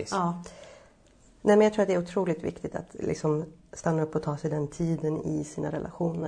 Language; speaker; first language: Swedish; native; Swedish